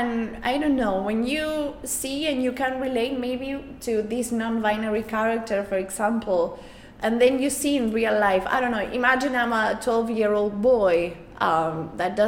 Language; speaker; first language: English; non-native, fluent; Spanish